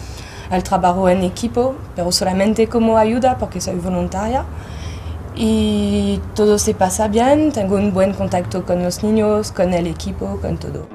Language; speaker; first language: Spanish; non-native, fluent; French